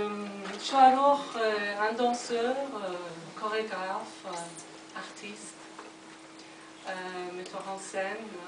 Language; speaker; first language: French; non-native, fluent; Persian